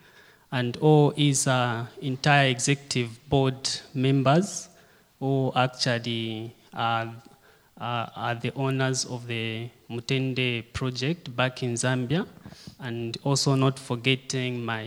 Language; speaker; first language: English; non-native, local second language; Bemba